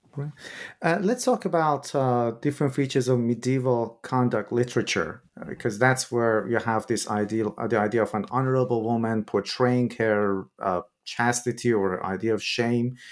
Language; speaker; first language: English; non-native, fluent; Persian